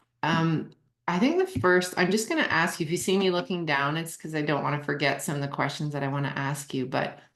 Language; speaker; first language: English; native; English